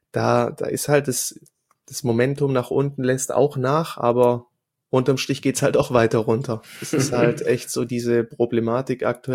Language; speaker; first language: German; native; German